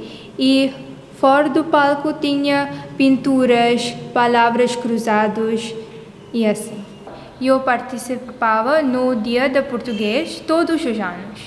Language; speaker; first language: Portuguese; non-native, learner; Konkani